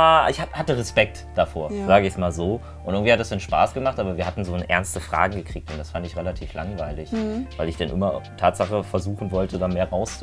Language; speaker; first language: German; native; German